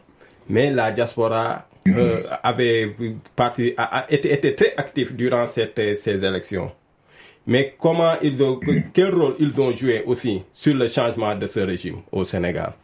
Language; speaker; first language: French; non-native, local second language; Wolof